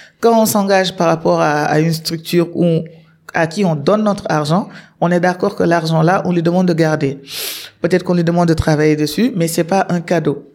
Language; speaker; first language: French; non-native, local second language; Wolof